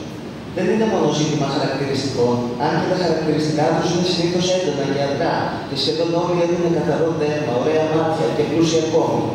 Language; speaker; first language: Greek; native; Greek